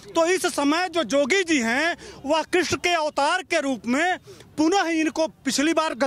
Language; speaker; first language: Hindi; native; Hindi